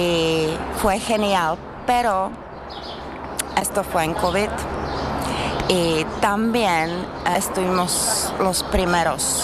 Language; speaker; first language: Spanish; non-native, learner; Czech